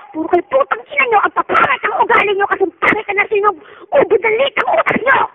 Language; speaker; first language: Filipino; native; Filipino